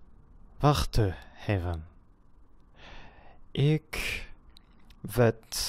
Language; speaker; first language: Dutch; non-native, learner; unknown